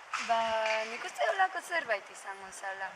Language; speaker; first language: Basque; native; Basque